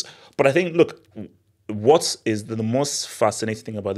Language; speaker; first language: English; native; English